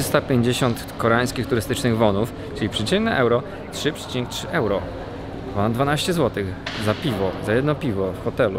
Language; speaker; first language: Polish; native; Polish